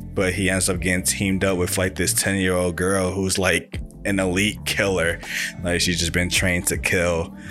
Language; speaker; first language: English; native; English